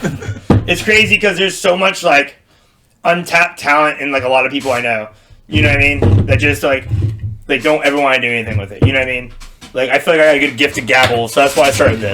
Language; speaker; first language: English; native; English